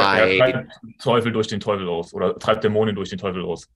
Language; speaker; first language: German; native; German